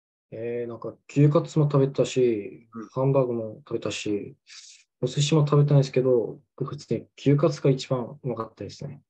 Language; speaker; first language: Japanese; non-native, fluent; Korean